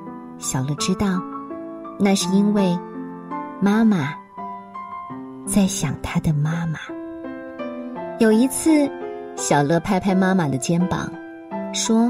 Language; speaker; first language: Chinese; native; Chinese